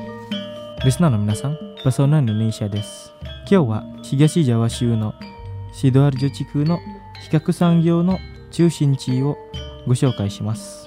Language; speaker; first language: Japanese; non-native, learner; Indonesian